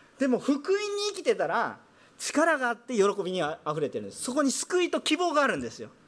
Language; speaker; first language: Japanese; non-native, fluent; Korean